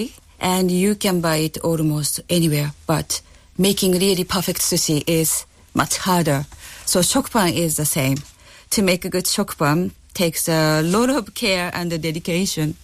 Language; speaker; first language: English; non-native, fluent; Japanese